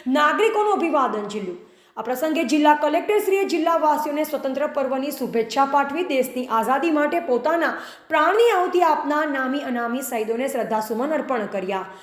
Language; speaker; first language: Gujarati; native; Gujarati